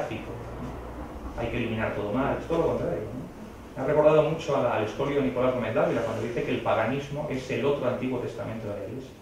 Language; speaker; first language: Spanish; native; Spanish